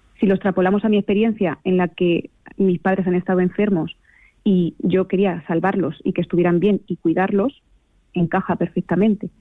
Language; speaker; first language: Spanish; native; Spanish